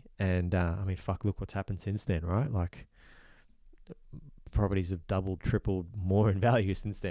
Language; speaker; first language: English; native; English